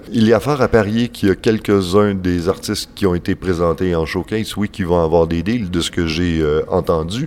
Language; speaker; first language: French; native; French